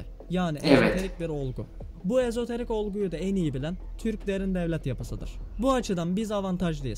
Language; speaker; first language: Turkish; native; Turkish